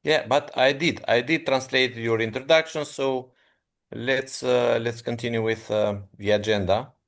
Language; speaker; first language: English; non-native, fluent; Albanian